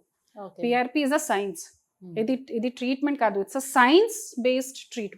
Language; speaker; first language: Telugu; non-native, local second language; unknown